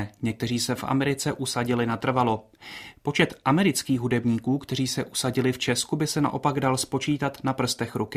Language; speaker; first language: Czech; native; Czech